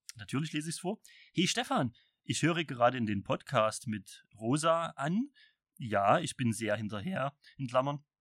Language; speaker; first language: German; native; German